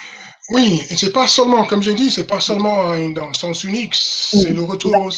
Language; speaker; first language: French; non-native, fluent; English